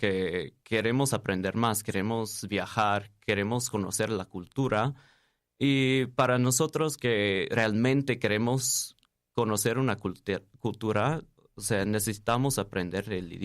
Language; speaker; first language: Spanish; non-native, fluent; English